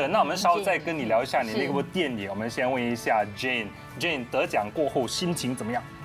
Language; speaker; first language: Chinese; native; Chinese